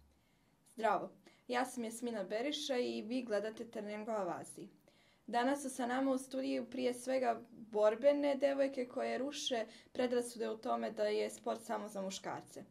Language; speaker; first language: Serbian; non-native, local second language; Romany